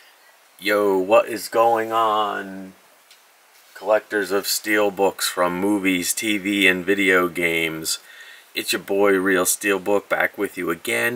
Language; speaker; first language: English; native; English